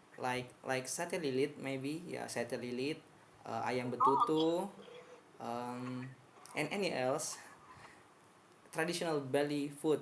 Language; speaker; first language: English; non-native, fluent; Indonesian